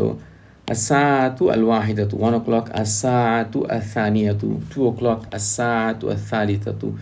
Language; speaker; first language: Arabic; non-native, fluent; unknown